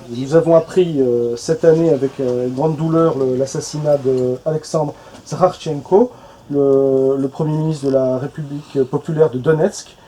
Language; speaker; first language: French; native; French